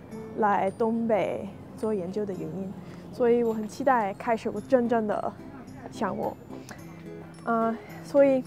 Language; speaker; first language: Chinese; non-native, fluent; English